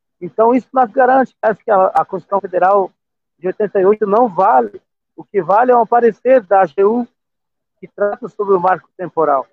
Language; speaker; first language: Portuguese; non-native, local second language; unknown